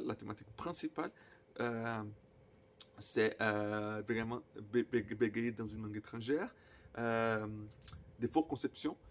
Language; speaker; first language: French; non-native, fluent; Portuguese